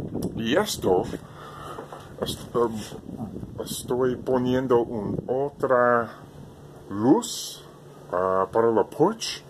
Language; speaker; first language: Spanish; non-native, learner; English